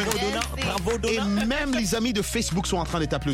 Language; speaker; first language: French; non-native, local second language; Lingala